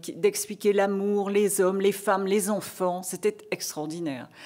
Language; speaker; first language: French; native; French